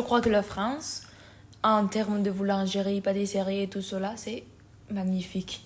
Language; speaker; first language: French; non-native, learner; Spanish